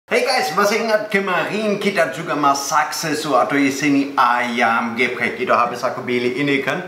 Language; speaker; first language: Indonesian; non-native, fluent; German